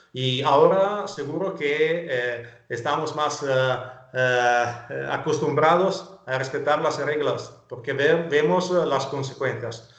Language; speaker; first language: Spanish; non-native, fluent; Italian